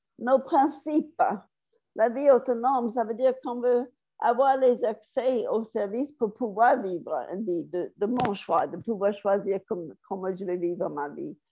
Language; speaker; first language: French; non-native, fluent; English